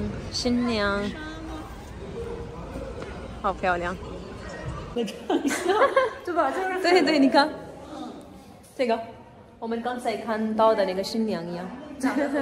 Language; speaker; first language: Chinese; non-native, fluent; Urdu